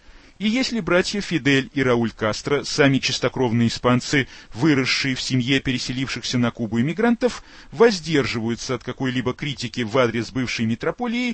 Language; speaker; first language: Russian; native; Russian